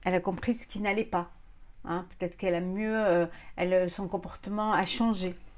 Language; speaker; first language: French; native; French